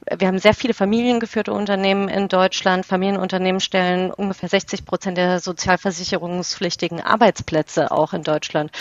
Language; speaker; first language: German; native; German